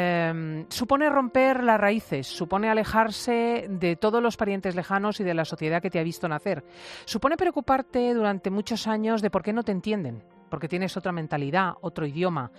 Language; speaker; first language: Spanish; native; Spanish